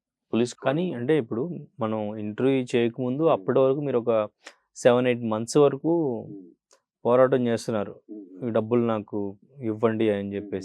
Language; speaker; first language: Telugu; native; Telugu